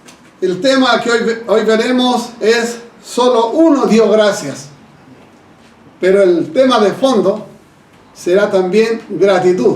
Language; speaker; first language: Spanish; native; Spanish